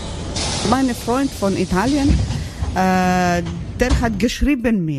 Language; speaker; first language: German; non-native, learner; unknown